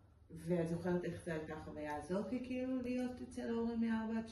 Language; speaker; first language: Hebrew; native; Hebrew